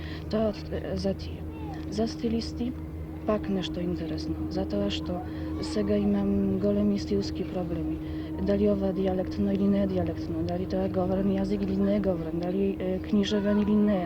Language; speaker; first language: Macedonian; non-native, fluent; Polish